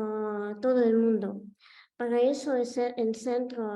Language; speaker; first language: Spanish; non-native, fluent; Ukrainian